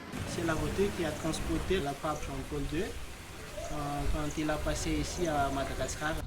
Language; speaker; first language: French; non-native, local second language; Malagasy